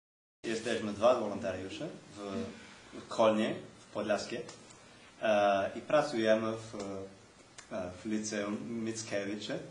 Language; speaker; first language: Polish; non-native, learner; English